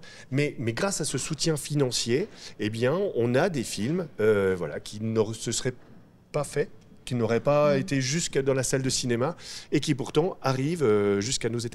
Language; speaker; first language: French; native; French